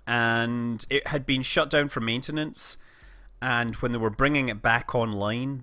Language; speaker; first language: English; native; English